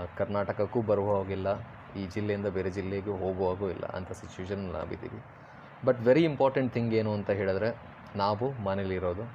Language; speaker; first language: Kannada; non-native, local second language; Tulu